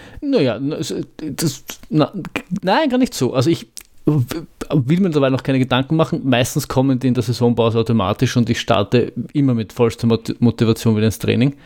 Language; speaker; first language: German; native; German